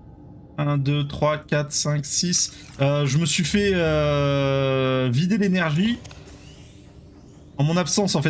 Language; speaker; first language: French; native; French